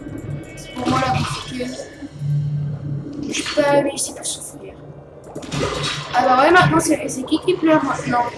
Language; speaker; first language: French; native; French